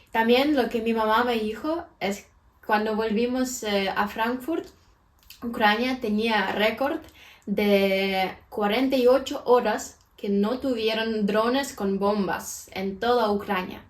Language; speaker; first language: Spanish; non-native, fluent; Ukrainian